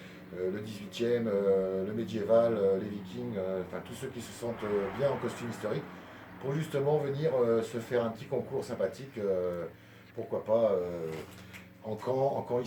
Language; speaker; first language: French; native; French